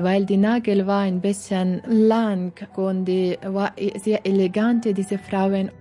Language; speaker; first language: German; non-native, learner; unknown